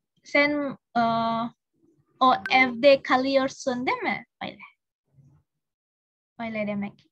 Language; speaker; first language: Turkish; non-native, learner; Indonesian